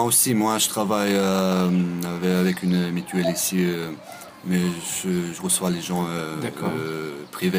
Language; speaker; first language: French; non-native, fluent; Russian